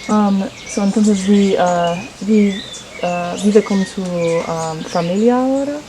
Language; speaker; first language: Spanish; non-native, learner; English